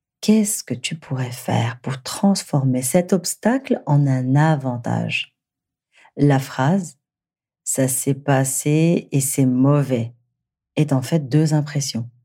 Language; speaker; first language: French; native; French